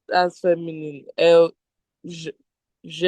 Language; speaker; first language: French; non-native, learner; English